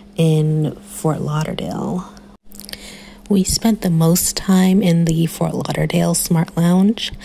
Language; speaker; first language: English; native; English